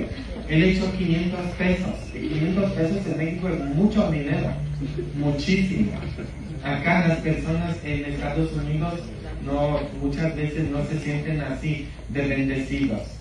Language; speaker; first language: Spanish; non-native, fluent; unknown